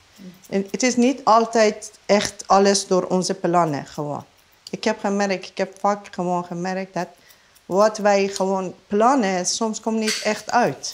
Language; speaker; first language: Dutch; non-native, learner; Persian